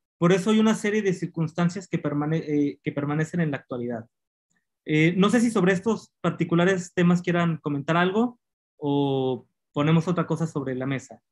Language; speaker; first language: Spanish; native; Spanish